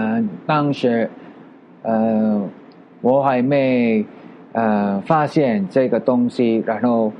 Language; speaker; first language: Chinese; non-native, learner; Filipino